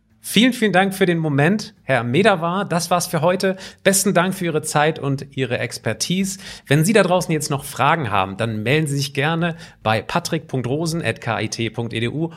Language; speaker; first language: German; native; German